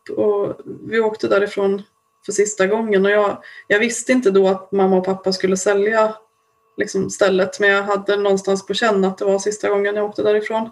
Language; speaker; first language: Swedish; native; Swedish